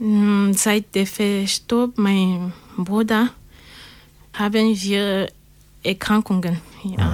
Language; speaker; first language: German; non-native, learner; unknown